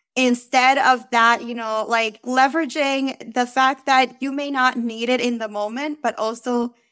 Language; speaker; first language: English; early bilingual, other home language; Spanish